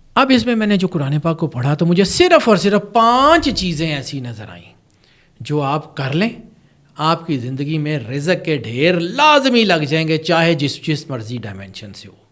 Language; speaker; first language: Urdu; non-native, local second language; Punjabi